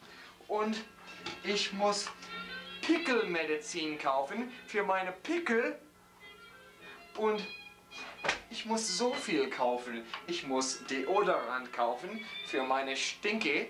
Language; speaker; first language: German; non-native, learner; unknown